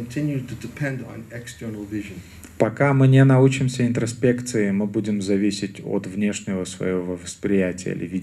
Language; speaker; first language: Russian; native; Russian